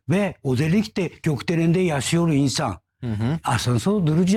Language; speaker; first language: Turkish; non-native, learner; Japanese